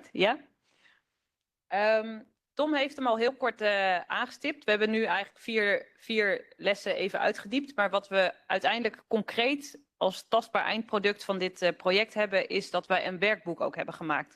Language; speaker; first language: Dutch; native; Dutch